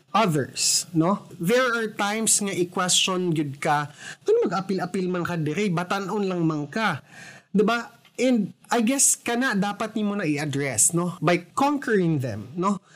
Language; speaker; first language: Cebuano; non-native, local second language; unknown